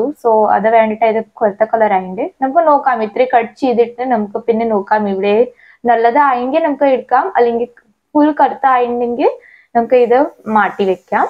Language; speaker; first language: Malayalam; non-native, learner; Hindi